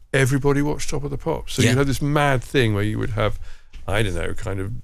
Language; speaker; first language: English; native; English